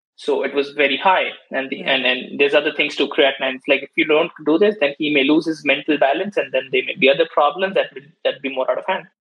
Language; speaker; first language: English; non-native, local second language; Hindi